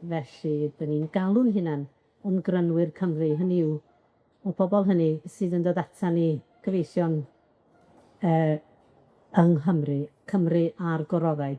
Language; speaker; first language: Welsh; native; Welsh